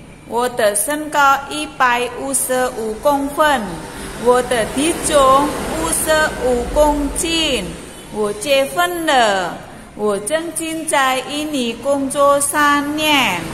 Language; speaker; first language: Chinese; non-native, learner; Indonesian